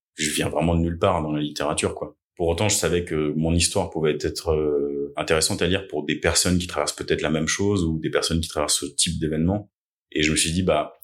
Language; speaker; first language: French; native; French